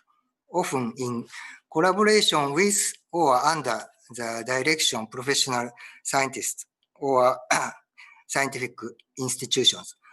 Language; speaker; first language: English; non-native, learner; Japanese